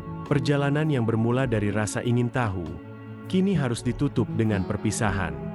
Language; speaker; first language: Indonesian; native; Indonesian